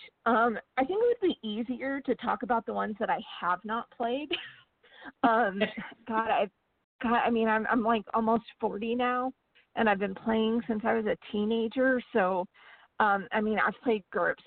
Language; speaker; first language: English; native; English